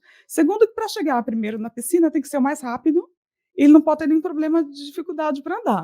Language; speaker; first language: Portuguese; native; Portuguese